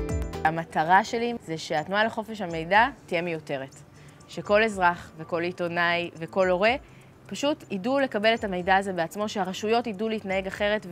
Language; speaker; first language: Hebrew; native; Hebrew